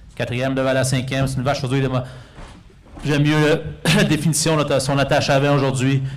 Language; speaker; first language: French; native; French